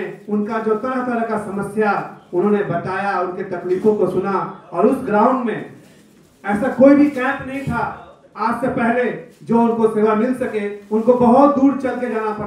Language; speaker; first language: Hindi; native; Hindi